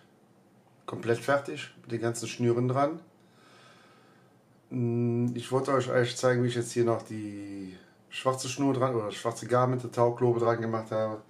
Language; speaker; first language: German; native; German